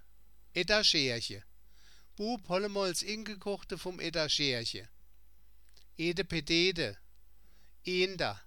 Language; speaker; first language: German; native; German